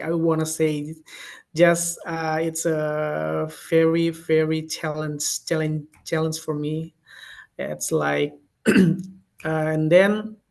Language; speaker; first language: English; non-native, learner; Indonesian